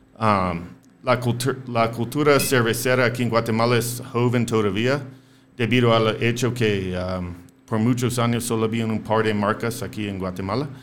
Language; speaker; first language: Spanish; non-native, fluent; English